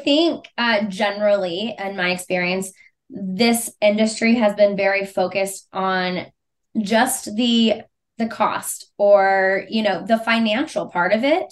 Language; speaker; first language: English; native; English